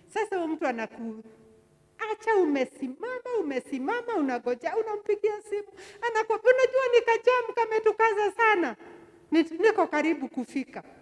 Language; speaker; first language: Swahili; non-native, local second language; Kikuyu